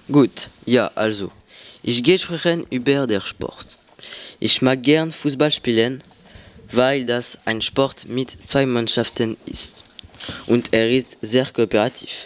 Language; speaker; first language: German; non-native, learner; French